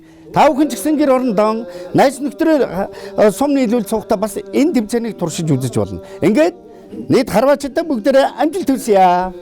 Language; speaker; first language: Mongolian; native; Mongolian